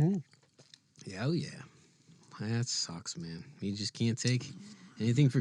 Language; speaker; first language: English; native; English